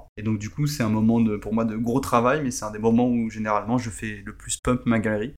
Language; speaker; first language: French; early bilingual, other home language; Portuguese